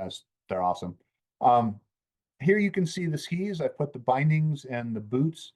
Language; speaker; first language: English; native; English